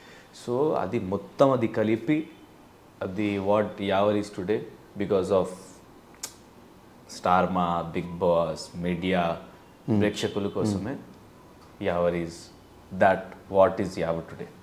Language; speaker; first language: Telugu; non-native, learner; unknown